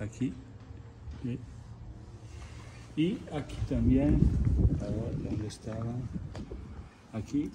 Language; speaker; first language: Spanish; non-native, fluent; Italian